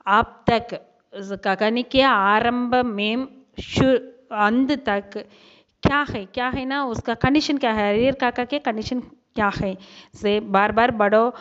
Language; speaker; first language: Hindi; non-native, local second language; Tamil